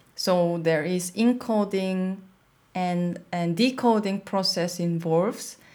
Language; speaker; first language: English; non-native, fluent; Korean